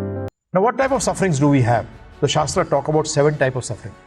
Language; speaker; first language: English; non-native, local second language; Hindi